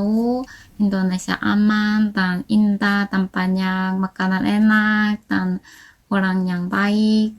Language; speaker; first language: Indonesian; non-native, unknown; Korean